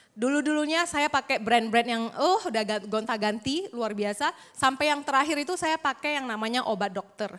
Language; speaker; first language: Indonesian; native; Indonesian